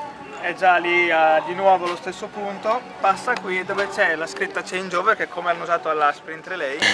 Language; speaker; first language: Italian; native; Italian